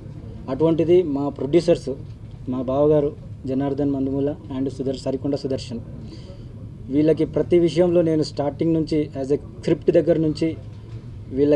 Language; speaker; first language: Telugu; native; Telugu